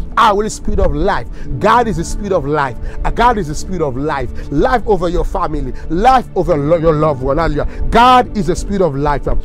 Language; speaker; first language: English; non-native, fluent; Haitian Creole